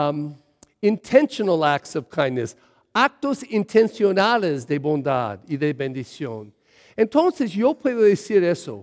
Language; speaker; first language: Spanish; early bilingual, heritage; English